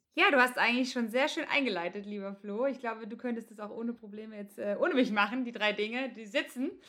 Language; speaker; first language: German; native; German